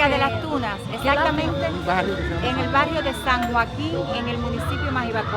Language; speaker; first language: Spanish; native; Spanish